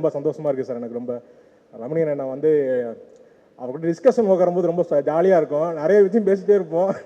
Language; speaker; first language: Tamil; native; Tamil